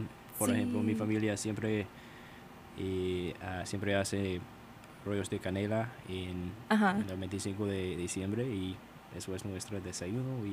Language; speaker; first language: Spanish; non-native, learner; English